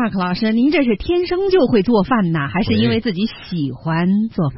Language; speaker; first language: Chinese; native; Chinese